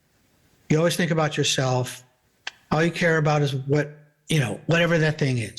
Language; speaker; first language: English; native; English